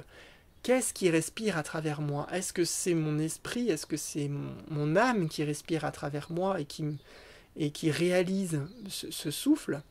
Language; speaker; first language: French; native; French